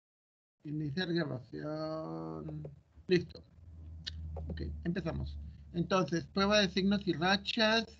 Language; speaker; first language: Spanish; native; Spanish